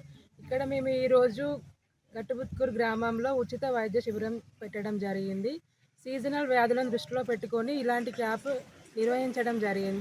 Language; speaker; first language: Telugu; native; Telugu